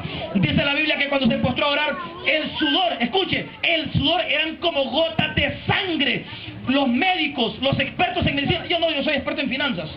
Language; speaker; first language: Spanish; native; Spanish